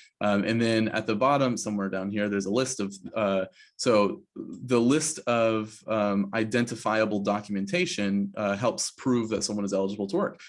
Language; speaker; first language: English; native; English